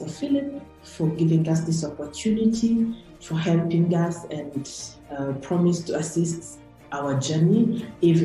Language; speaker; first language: English; non-native, local second language; Kinyarwanda